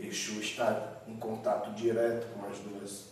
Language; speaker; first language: Portuguese; native; Portuguese